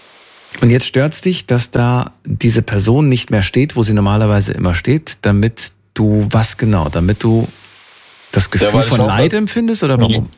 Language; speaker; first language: German; native; German